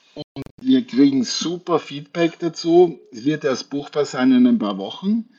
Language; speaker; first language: German; native; German